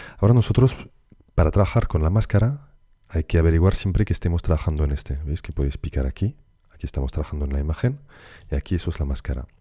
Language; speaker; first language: Spanish; native; Spanish